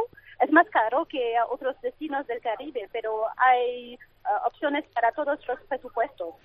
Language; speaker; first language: Spanish; non-native, fluent; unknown